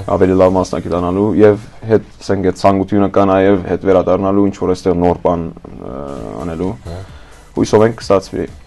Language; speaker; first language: Armenian; early bilingual, heritage; Armenian